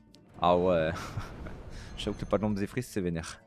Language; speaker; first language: French; native; French